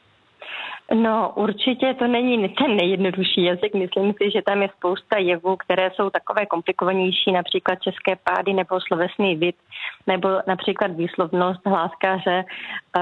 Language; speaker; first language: Czech; native; Czech